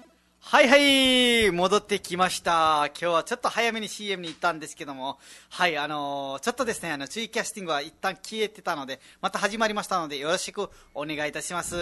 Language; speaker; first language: Japanese; non-native, fluent; Nepali